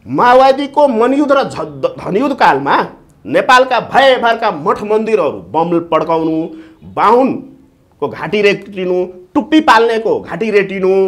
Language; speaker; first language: Nepali; non-native, local second language; Maithili